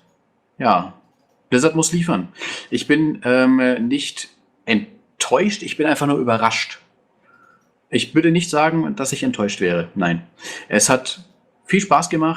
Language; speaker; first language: German; native; German